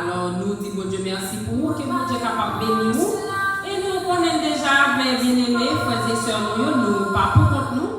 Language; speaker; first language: French; non-native, local second language; Haitian Creole